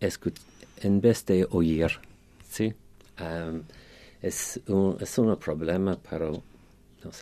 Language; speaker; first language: Spanish; non-native, fluent; English